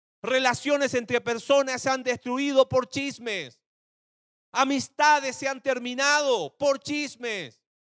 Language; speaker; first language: Spanish; native; Spanish